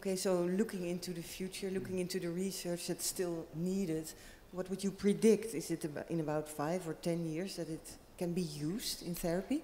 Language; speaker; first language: English; non-native, fluent; Dutch